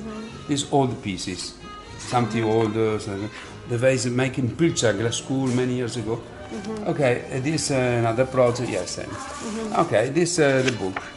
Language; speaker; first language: English; non-native, learner; Italian